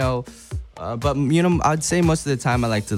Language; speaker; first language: English; non-native, local second language; Cantonese